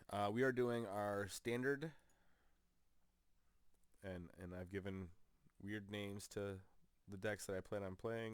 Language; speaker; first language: English; native; English